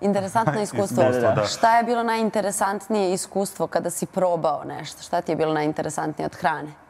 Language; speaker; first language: Bosnian; native; Bosnian